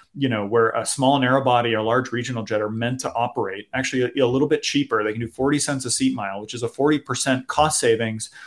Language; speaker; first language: English; native; English